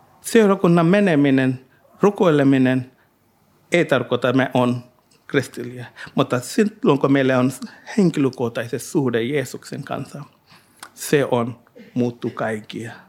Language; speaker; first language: Finnish; non-native, learner; Hindi